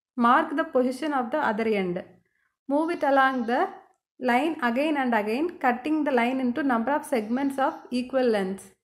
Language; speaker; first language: English; non-native, local second language; Tamil